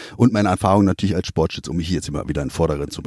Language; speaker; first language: German; native; German